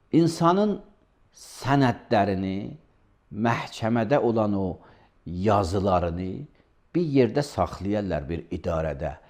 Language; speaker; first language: Azerbaijani; native; Azerbaijani